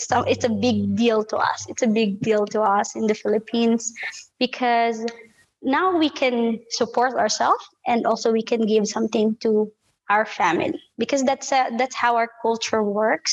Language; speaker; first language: English; non-native, local second language; Filipino